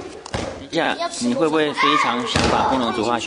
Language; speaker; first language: Chinese; native; Chinese